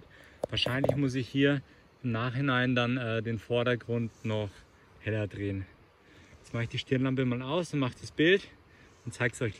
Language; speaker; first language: German; native; German